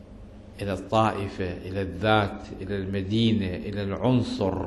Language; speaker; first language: Arabic; native; Arabic